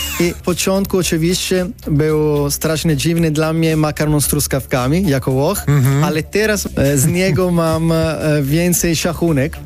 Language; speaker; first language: Polish; non-native, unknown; Italian